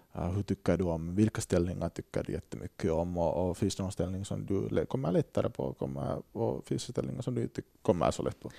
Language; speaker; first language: Swedish; native; Swedish